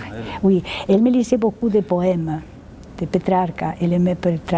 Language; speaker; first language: French; non-native, fluent; Spanish